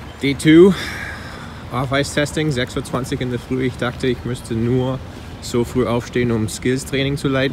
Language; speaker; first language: German; non-native, fluent; English